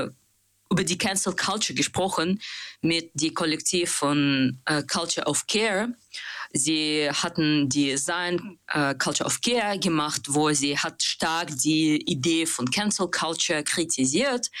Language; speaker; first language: German; non-native, learner; Russian